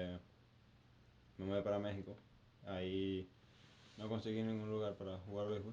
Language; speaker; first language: Spanish; native; Spanish